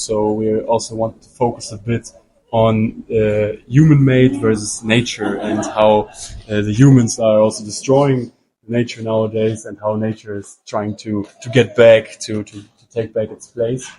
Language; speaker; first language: English; non-native, fluent; German